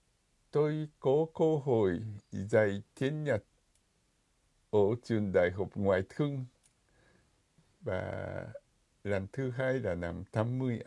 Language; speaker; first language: Vietnamese; non-native, fluent; Japanese